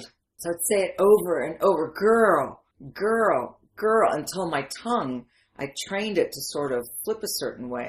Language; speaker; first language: English; early bilingual, other home language; Arabic